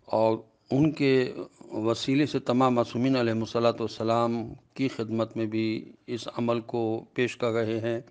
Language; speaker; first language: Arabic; non-native, fluent; Urdu